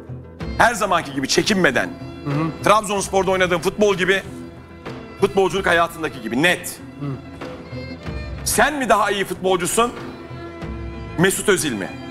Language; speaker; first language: Turkish; native; Turkish